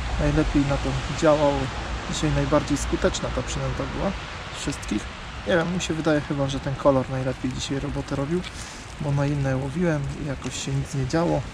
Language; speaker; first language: Polish; native; Polish